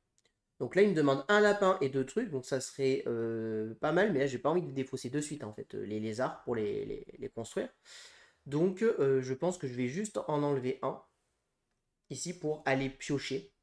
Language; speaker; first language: French; native; French